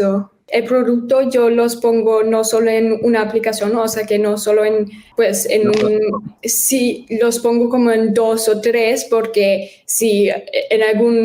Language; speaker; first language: Spanish; early bilingual, heritage; German